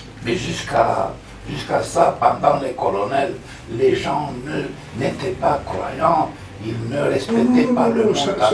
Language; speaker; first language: French; non-native, fluent; Romanian